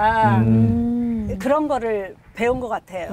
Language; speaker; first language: Korean; native; Korean